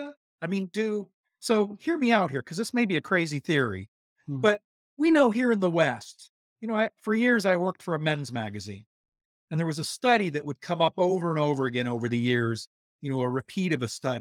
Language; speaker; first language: English; native; English